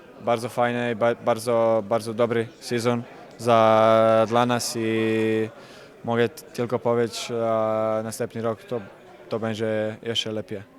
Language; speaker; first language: Polish; non-native, learner; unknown